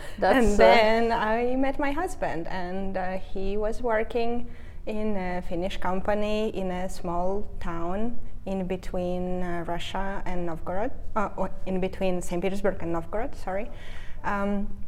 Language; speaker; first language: English; non-native, fluent; Russian